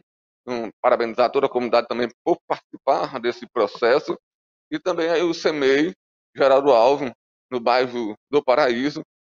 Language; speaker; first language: Portuguese; native; Portuguese